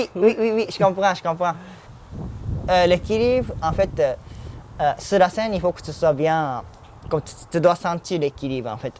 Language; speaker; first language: French; non-native, fluent; Japanese